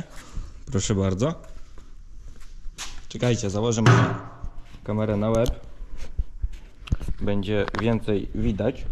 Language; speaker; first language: Polish; native; Polish